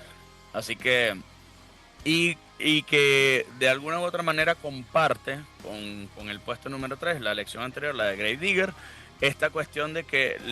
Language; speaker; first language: Spanish; native; Spanish